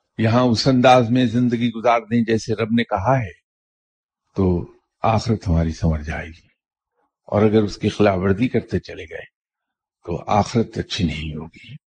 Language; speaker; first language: Urdu; native; Urdu